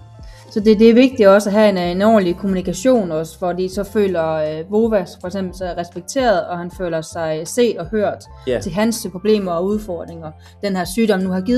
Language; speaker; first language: Danish; native; Danish